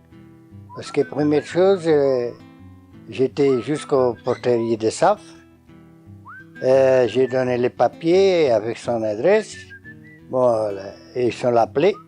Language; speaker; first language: French; non-native, learner; Portuguese